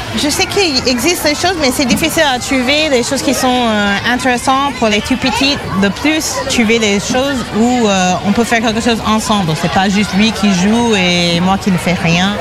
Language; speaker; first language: French; non-native, fluent; English